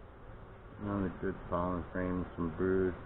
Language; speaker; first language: English; native; English